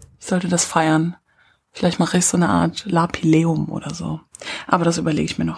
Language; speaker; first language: German; native; German